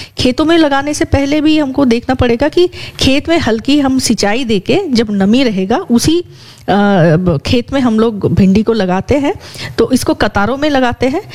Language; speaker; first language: Hindi; native; Hindi